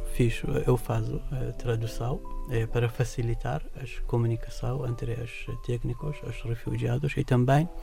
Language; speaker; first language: Portuguese; non-native, learner; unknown